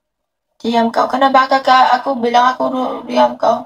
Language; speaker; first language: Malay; non-native, learner; Vietnamese